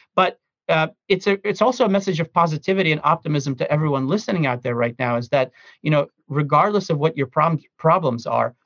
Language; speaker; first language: English; early bilingual, other home language; Russian